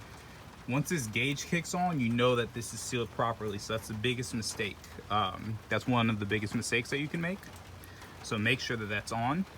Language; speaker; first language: English; native; English